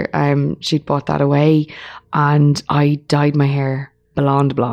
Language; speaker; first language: English; native; English